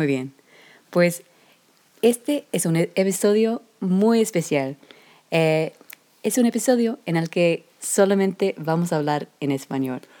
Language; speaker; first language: Spanish; non-native, learner; English